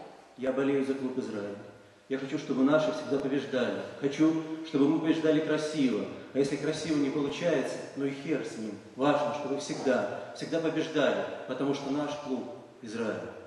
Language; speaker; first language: Russian; native; Russian